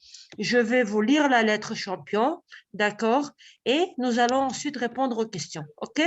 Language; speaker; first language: French; non-native, local second language; Arabic